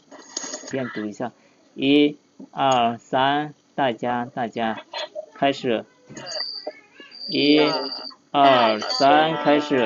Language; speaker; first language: Chinese; non-native, fluent; Lao